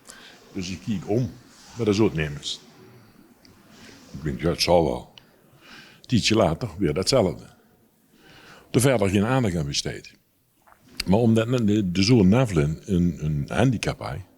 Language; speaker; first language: Dutch; native; Dutch